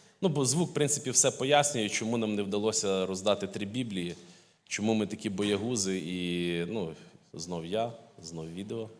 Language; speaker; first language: Ukrainian; native; Ukrainian